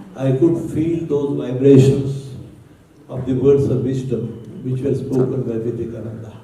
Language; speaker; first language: English; non-native, local second language; Marathi